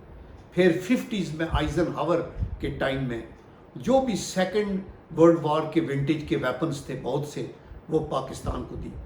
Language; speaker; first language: Urdu; native; Urdu